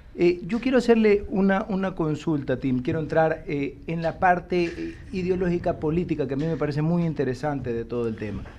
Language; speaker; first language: Spanish; native; Spanish